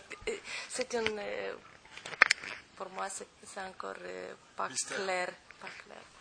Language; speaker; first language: French; non-native, learner; Romanian